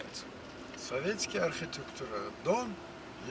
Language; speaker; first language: Russian; non-native, local second language; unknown